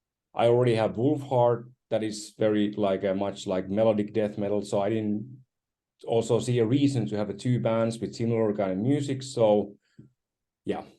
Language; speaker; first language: English; non-native, fluent; Finnish